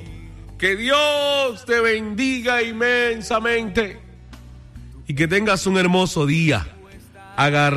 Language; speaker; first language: Spanish; native; Spanish